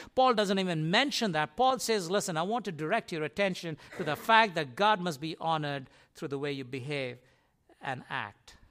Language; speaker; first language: English; non-native, local second language; Tamil